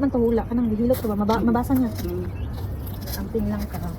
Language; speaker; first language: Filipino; non-native, local second language; Cebuano